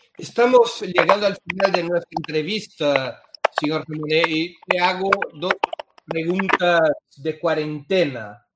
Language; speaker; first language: Spanish; non-native, fluent; Portuguese